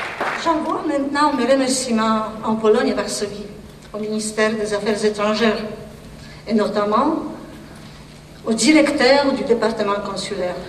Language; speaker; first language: French; non-native, fluent; Polish